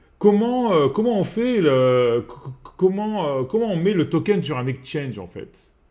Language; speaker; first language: French; native; French